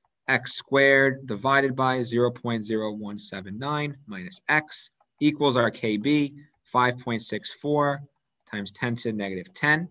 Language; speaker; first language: English; native; English